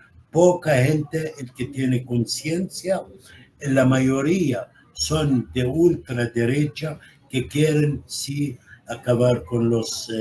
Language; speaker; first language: Spanish; non-native, fluent; Arabic